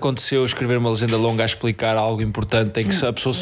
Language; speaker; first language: Portuguese; native; Portuguese